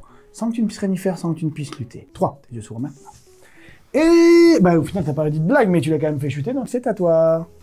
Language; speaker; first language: French; native; French